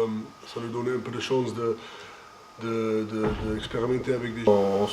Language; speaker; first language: French; non-native, fluent; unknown